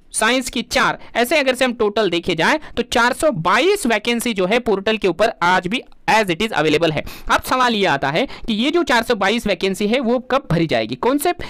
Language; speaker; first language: Hindi; non-native, local second language; Urdu